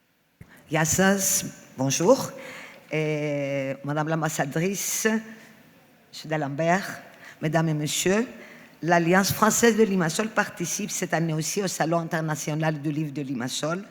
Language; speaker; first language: French; non-native, fluent; Greek